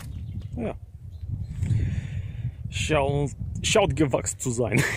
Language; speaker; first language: German; non-native, fluent; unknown